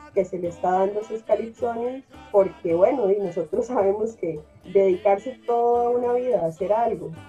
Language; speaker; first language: Spanish; native; Spanish